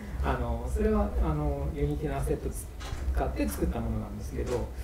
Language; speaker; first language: Japanese; native; Japanese